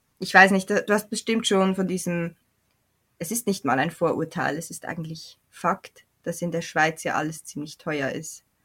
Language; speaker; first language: German; native; German